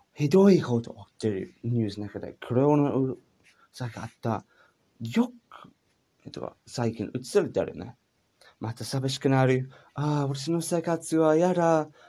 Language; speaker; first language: Japanese; non-native, learner; English